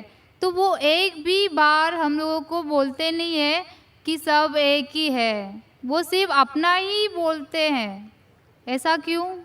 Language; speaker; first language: Hindi; non-native, local second language; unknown